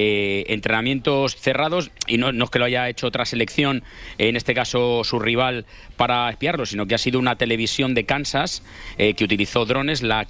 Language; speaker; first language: Spanish; native; Spanish